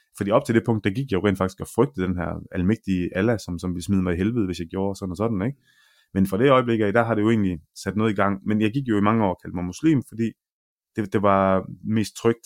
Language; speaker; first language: Danish; early bilingual, other home language; Arabic